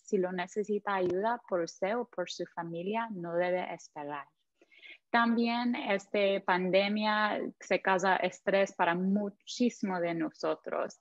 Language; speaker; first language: Spanish; non-native, fluent; English